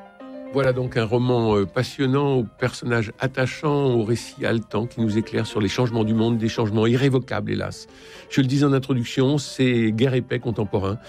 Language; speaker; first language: French; native; French